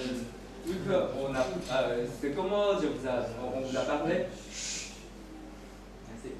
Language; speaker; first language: French; non-native, fluent; Chinese